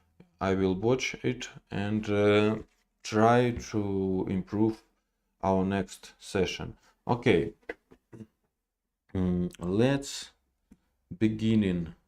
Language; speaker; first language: English; non-native, learner; Russian